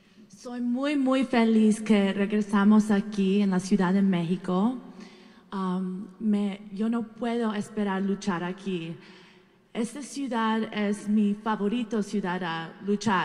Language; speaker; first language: Spanish; non-native, learner; English